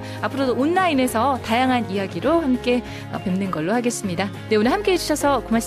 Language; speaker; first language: Korean; native; Korean